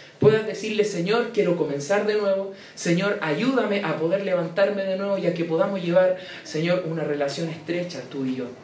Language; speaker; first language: Spanish; native; Spanish